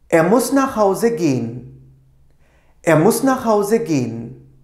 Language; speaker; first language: German; non-native, fluent; Turkish